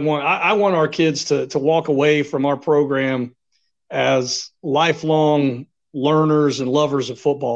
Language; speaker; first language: English; native; English